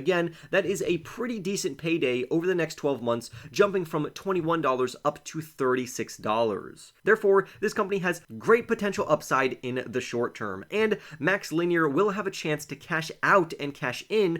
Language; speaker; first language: English; native; English